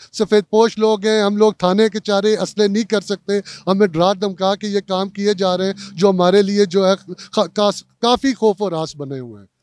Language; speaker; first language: Urdu; non-native, local second language; Punjabi